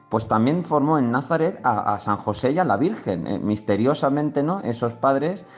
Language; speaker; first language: Spanish; native; Spanish